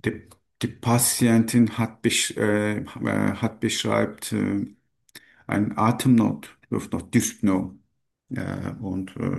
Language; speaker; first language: German; non-native, learner; Turkish